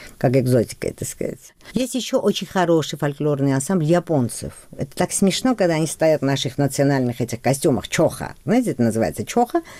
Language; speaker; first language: Russian; non-native, local second language; Georgian